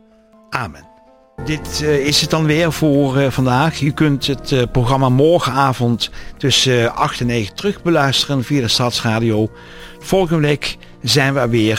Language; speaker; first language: Dutch; native; Dutch